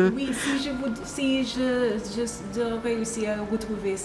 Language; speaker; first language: French; non-native, learner; English